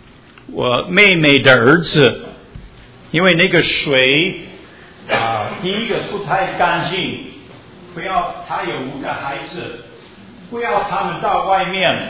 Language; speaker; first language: Chinese; early bilingual, heritage; Chinese